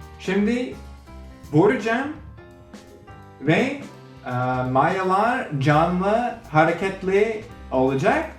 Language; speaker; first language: Turkish; non-native, learner; English